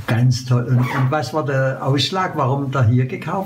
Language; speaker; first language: German; native; German